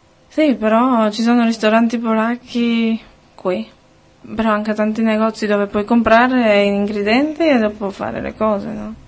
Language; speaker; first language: Italian; non-native, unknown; Polish